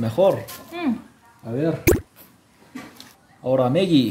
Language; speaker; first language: Spanish; non-native, learner; Korean